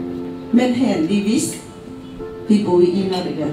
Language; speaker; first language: Norwegian; non-native, fluent; Vietnamese